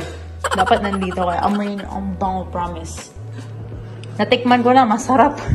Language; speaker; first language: Filipino; early bilingual, other home language; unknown